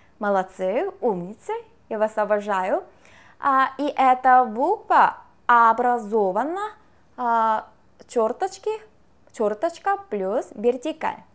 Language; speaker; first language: Russian; non-native, fluent; Korean